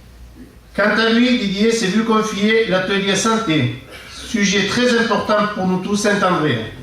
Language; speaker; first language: French; native; French